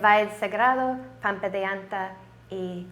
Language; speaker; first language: Spanish; non-native, learner; English